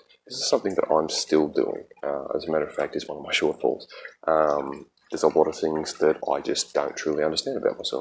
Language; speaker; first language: English; native; English